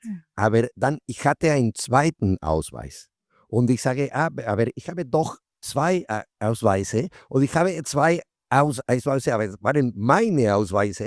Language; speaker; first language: German; non-native, fluent; Spanish